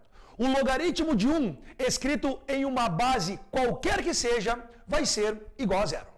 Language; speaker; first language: Portuguese; native; Portuguese